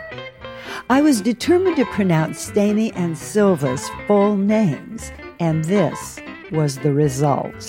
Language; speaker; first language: English; native; English